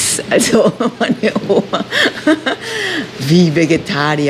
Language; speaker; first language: German; non-native, fluent; Spanish